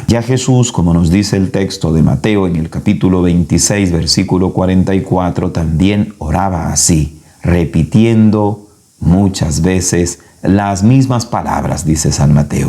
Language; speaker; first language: Spanish; native; Spanish